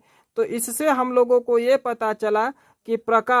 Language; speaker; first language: Hindi; native; Hindi